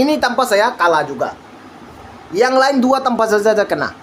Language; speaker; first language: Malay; non-native, learner; Bangla